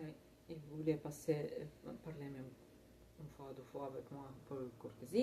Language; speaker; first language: French; non-native, learner; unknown